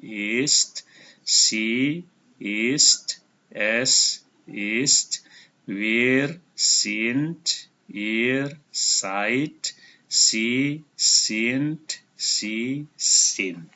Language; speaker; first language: German; non-native, fluent; Indonesian